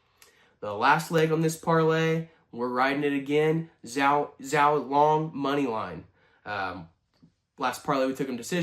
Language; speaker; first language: English; native; English